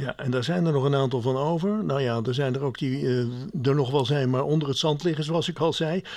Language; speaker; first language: Dutch; native; Dutch